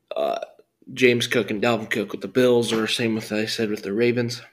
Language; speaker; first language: English; native; English